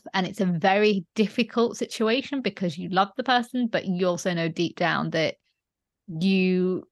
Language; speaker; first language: English; native; English